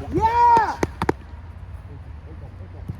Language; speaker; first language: German; native; German